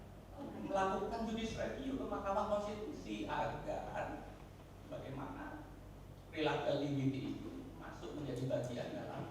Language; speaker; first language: Indonesian; native; Indonesian